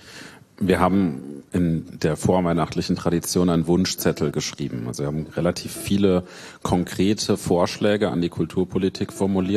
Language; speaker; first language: German; native; German